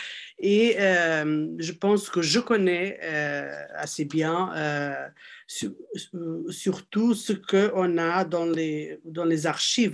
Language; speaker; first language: French; non-native, fluent; Portuguese